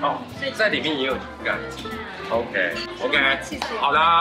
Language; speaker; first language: Chinese; native; Chinese